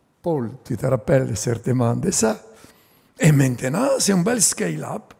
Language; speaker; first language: French; non-native, fluent; Italian